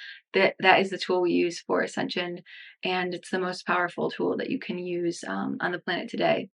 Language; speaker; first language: English; native; English